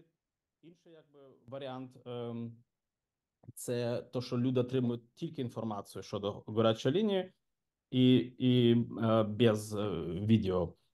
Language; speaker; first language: Ukrainian; non-native, local second language; Russian